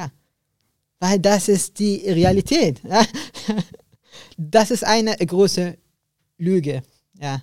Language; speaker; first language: German; non-native, learner; Arabic